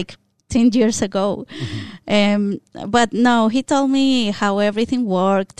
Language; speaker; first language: English; non-native, fluent; Spanish